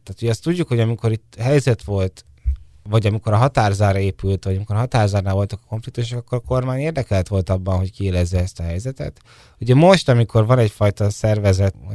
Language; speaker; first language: Hungarian; native; Hungarian